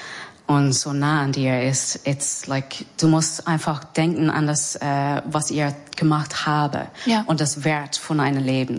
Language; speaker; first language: German; non-native, learner; English